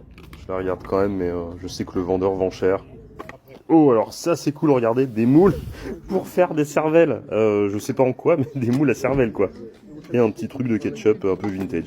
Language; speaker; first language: French; native; French